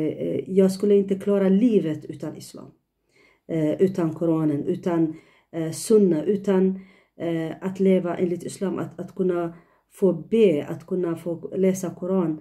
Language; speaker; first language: Swedish; non-native, fluent; Tigrinya